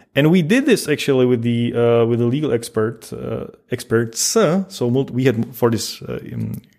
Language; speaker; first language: English; non-native, fluent; Czech